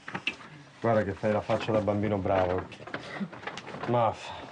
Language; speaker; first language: Italian; native; Italian